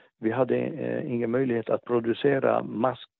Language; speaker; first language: Swedish; non-native, fluent; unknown